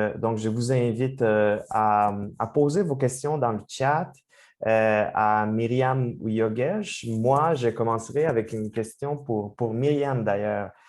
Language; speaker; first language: French; native; French